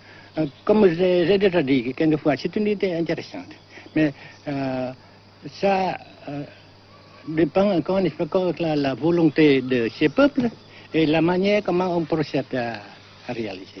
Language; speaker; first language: French; non-native, fluent; Vietnamese